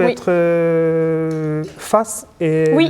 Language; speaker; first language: French; non-native, fluent; Japanese